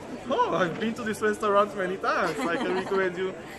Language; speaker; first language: English; non-native, fluent; Polish